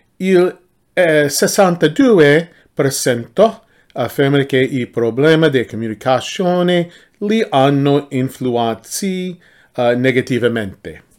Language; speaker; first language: Italian; non-native, learner; English